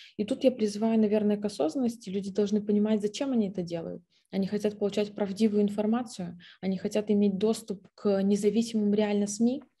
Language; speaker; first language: Russian; native; Russian